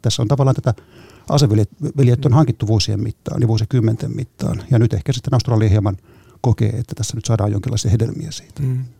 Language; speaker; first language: Finnish; native; Finnish